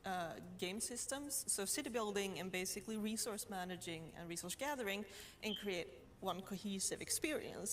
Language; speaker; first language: English; non-native, fluent; Swedish